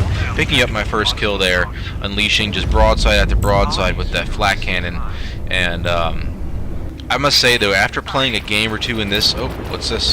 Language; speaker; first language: English; native; English